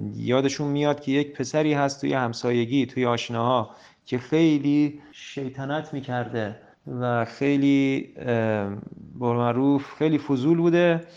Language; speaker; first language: Persian; native; Persian